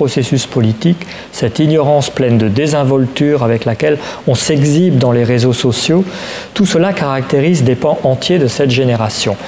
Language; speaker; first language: French; native; French